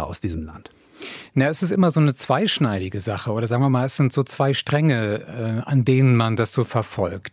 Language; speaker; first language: German; native; German